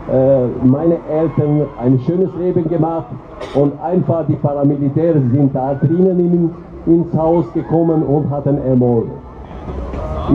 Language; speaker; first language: German; non-native, learner; Albanian